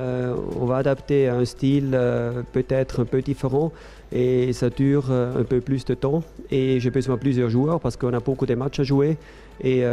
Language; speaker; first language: French; non-native, fluent; German